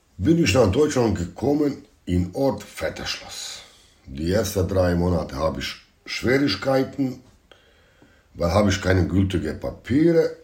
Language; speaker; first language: German; non-native, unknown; Bosnian